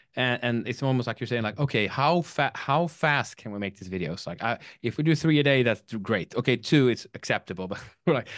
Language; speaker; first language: English; non-native, fluent; Swedish